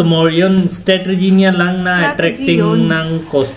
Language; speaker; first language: Filipino; non-native, learner; Punjabi